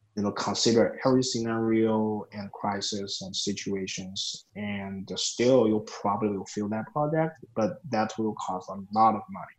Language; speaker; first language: English; non-native, fluent; Chinese